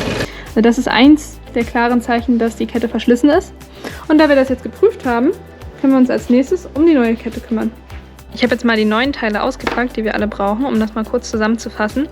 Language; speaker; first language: German; native; German